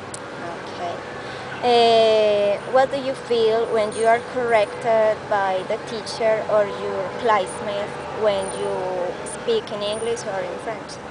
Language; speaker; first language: English; non-native, learner; Spanish